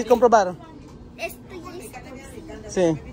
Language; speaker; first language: Spanish; non-native, learner; Filipino